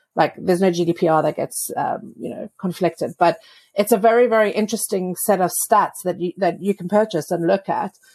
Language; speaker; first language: English; native; English